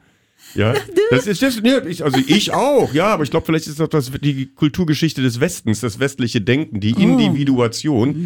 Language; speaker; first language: German; native; German